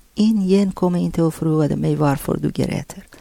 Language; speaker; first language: Swedish; non-native, learner; Persian